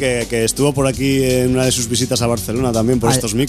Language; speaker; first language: Spanish; native; Spanish